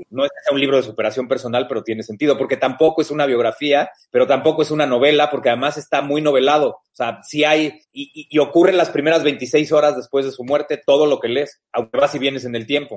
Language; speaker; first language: Spanish; native; Spanish